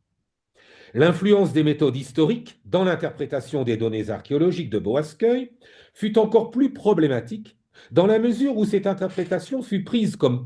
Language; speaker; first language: French; native; French